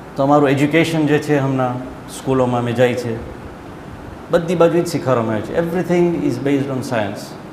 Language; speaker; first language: Gujarati; early bilingual, heritage; Gujarati